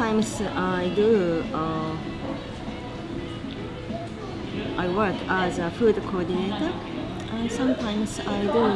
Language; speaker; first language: English; non-native, learner; Japanese